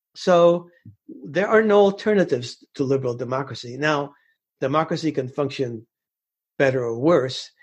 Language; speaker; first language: English; early bilingual, other home language; Spanish